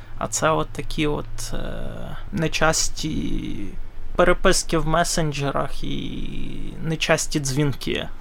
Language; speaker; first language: Ukrainian; native; Ukrainian